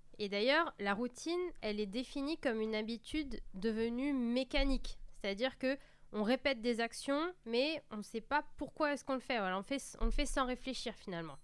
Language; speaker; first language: French; native; French